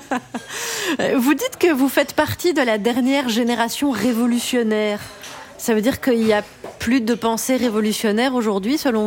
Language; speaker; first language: French; native; French